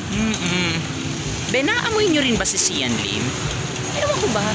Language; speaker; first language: Filipino; non-native, local second language; Waray